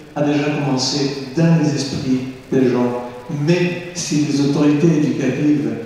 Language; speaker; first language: French; non-native, fluent; Spanish